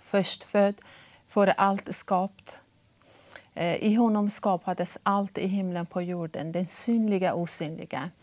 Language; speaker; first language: Swedish; non-native, fluent; Persian